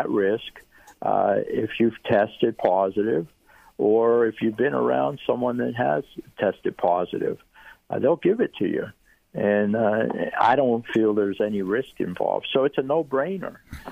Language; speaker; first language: English; early bilingual, other home language; Greek